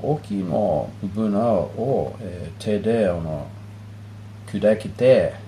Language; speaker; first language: Japanese; non-native, learner; English